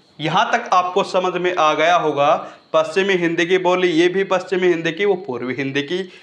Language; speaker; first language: Hindi; native; Hindi